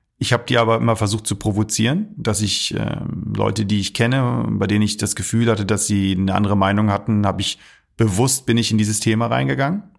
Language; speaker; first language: German; early bilingual, other home language; Arabic